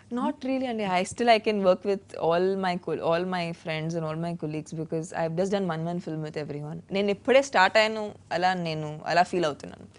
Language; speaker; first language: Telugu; non-native, fluent; Hindi